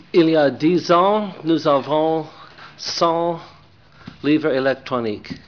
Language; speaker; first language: French; non-native, learner; English